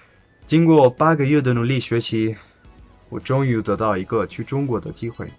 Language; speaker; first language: Chinese; non-native, learner; Spanish